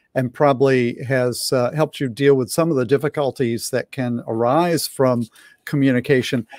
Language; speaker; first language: English; native; English